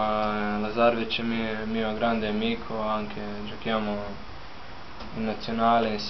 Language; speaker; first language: Italian; non-native, fluent; Slovenian